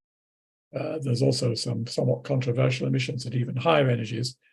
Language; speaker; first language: English; native; English